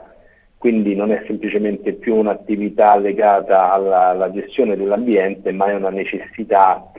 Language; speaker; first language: Italian; native; Italian